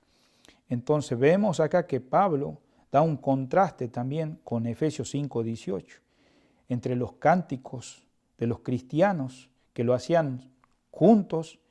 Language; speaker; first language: Spanish; native; Spanish